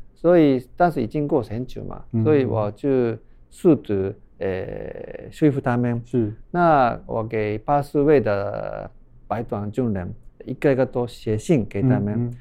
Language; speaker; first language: Chinese; non-native, fluent; Japanese